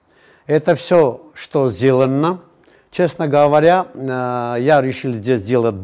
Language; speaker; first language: Russian; non-native, fluent; Armenian